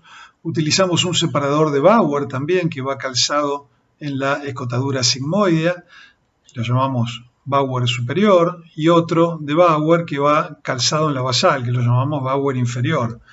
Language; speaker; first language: Spanish; native; Spanish